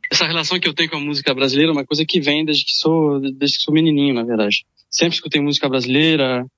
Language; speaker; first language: Portuguese; early bilingual, other home language; French